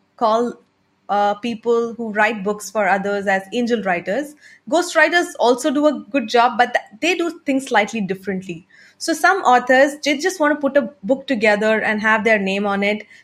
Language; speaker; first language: English; non-native, local second language; Tamil